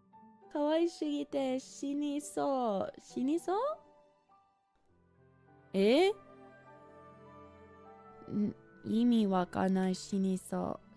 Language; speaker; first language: Japanese; non-native, learner; English